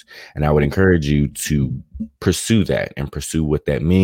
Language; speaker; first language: English; native; English